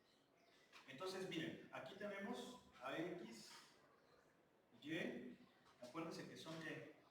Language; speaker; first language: Spanish; native; Spanish